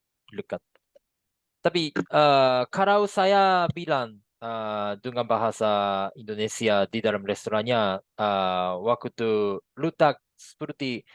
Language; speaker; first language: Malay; non-native, fluent; Japanese